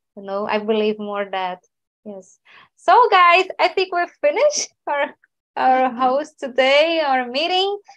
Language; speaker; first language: English; non-native, learner; Portuguese